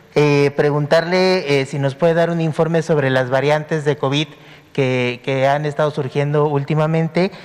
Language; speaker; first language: Spanish; native; Spanish